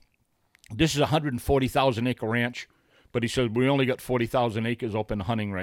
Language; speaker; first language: English; native; English